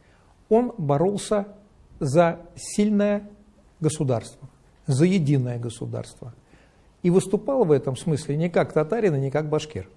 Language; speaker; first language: Russian; native; Russian